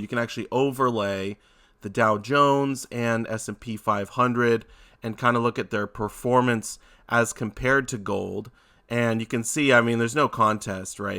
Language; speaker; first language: English; native; English